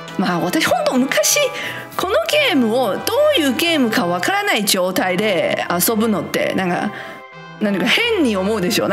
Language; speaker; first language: Japanese; non-native, fluent; Chinese